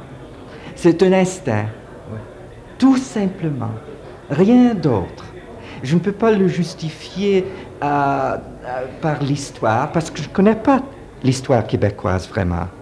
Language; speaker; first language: French; early bilingual, heritage; French